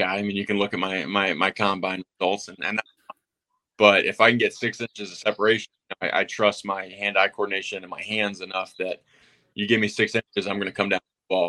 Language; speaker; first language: English; native; English